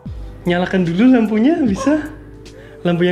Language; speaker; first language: Indonesian; native; Indonesian